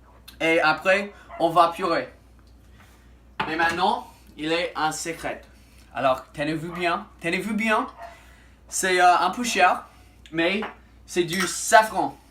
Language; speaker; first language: French; non-native, learner; English